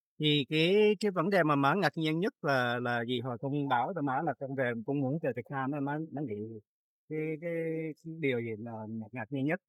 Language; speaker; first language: Vietnamese; early bilingual, heritage; Vietnamese